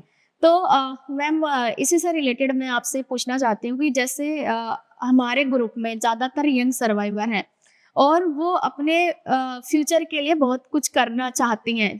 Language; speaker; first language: Hindi; native; Hindi